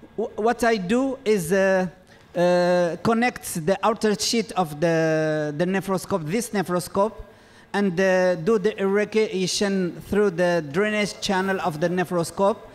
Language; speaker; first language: English; non-native, fluent; Arabic